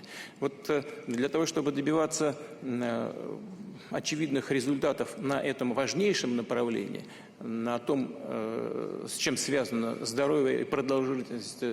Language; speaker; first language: Russian; native; Russian